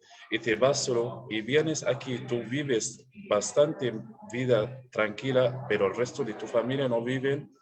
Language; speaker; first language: Spanish; non-native, learner; Arabic